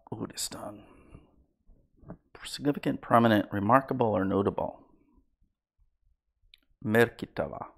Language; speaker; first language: Finnish; non-native, learner; English